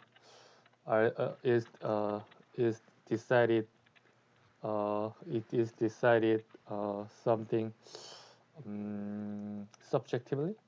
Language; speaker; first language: English; non-native, learner; Korean